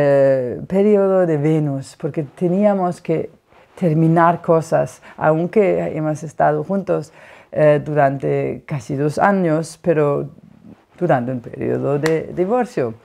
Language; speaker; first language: Spanish; non-native, fluent; Danish